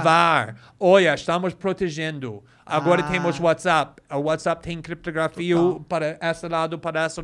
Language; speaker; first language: Portuguese; non-native, fluent; English